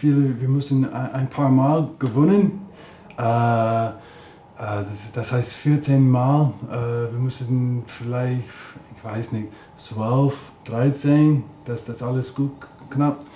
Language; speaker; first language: German; non-native, learner; English